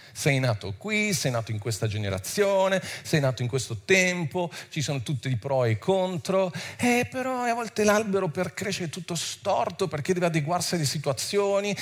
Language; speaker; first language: Italian; non-native, fluent; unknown